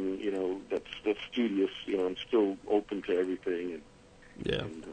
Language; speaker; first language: English; native; English